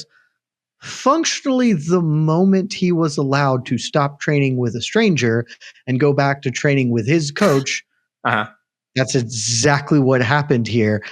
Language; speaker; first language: English; native; English